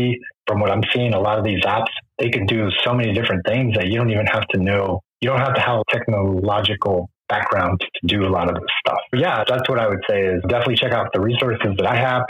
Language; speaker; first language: English; non-native, fluent; Spanish